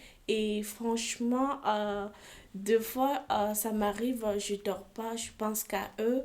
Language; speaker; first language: French; non-native, fluent; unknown